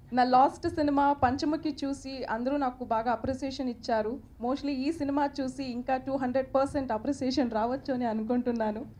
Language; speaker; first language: Telugu; non-native, learner; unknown